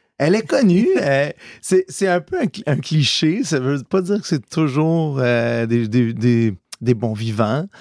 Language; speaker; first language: French; early bilingual, other home language; Italian